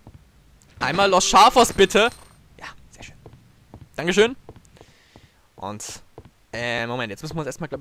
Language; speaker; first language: German; native; German